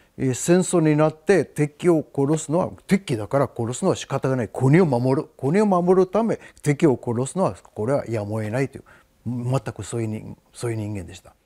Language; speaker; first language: Japanese; non-native, fluent; Hebrew